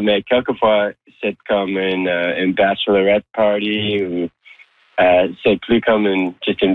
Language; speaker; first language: French; non-native, local second language; English